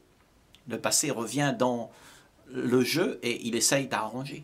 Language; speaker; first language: French; native; French